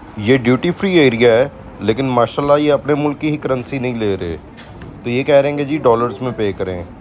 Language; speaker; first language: Urdu; native; Urdu